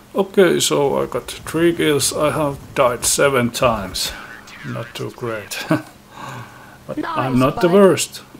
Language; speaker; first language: English; non-native, fluent; Finnish